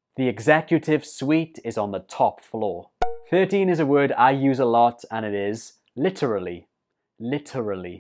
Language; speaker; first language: English; native; English